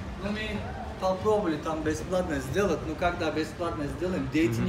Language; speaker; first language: Russian; non-native, learner; Turkish